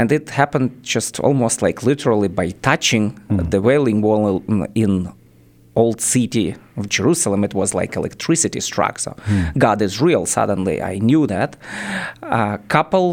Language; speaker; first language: English; non-native, fluent; Ukrainian